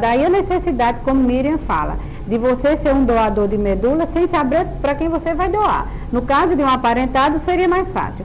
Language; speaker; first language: Portuguese; native; Portuguese